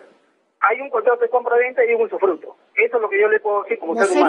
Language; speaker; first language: Spanish; native; Spanish